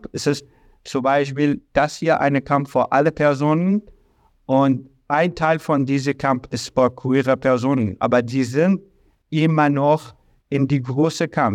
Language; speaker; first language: German; non-native, learner; Arabic